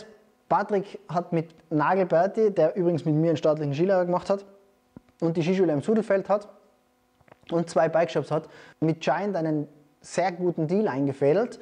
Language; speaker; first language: German; native; German